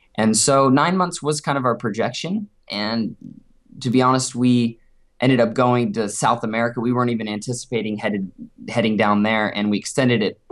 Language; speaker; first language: English; native; English